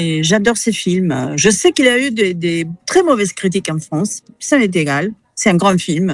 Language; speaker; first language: French; non-native, fluent; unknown